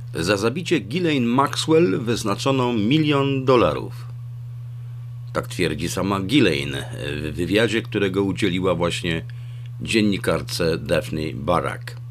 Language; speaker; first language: Polish; native; Polish